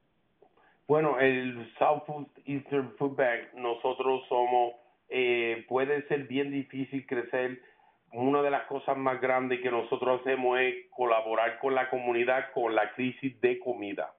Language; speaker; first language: Spanish; early bilingual, heritage; Spanish